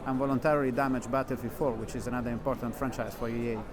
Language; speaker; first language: English; non-native, fluent; Italian